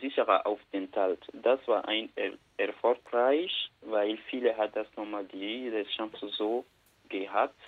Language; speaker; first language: German; non-native, learner; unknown